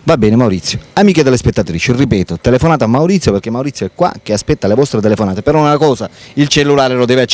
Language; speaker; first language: Italian; native; Italian